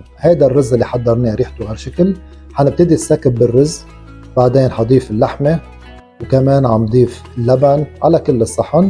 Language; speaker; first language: Arabic; native; Arabic